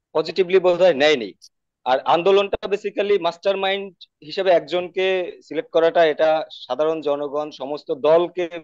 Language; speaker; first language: Bangla; native; Bangla